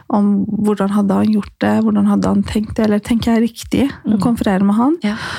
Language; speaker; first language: Norwegian; non-native, fluent; Persian